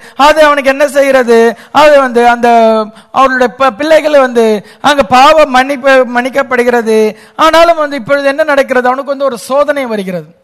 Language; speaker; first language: English; non-native, local second language; Tamil